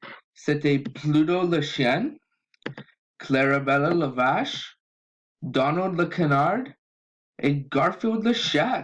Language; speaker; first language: French; non-native, learner; English